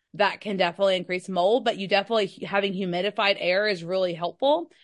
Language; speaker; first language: English; native; English